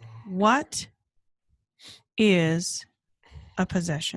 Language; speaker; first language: English; native; English